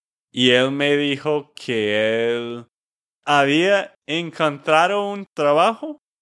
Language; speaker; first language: Spanish; non-native, fluent; English